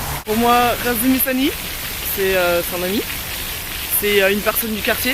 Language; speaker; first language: French; native; French